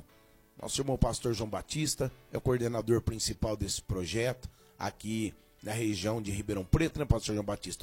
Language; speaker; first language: Portuguese; native; Portuguese